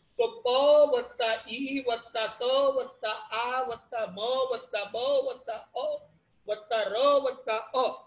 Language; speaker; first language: Gujarati; native; Gujarati